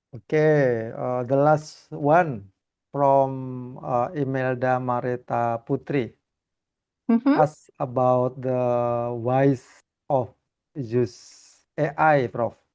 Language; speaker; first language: English; non-native, learner; Indonesian